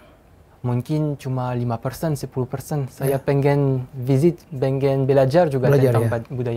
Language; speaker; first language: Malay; non-native, fluent; French